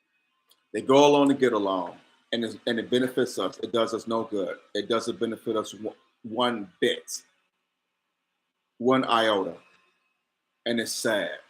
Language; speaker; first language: English; native; English